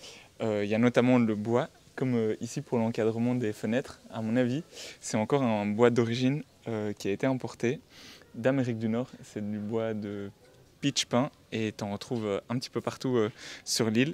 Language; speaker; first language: French; native; French